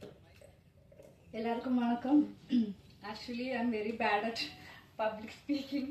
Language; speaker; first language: Tamil; non-native, fluent; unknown